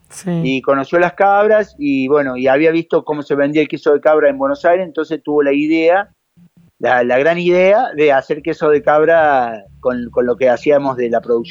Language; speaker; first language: Spanish; native; Spanish